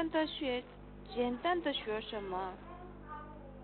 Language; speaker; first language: Chinese; non-native, learner; Korean